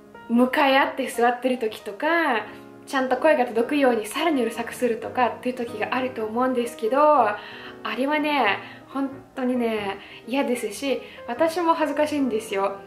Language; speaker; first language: Japanese; non-native, fluent; Russian